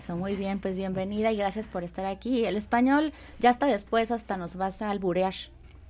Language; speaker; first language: Spanish; native; Spanish